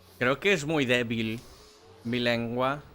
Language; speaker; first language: Spanish; non-native, learner; English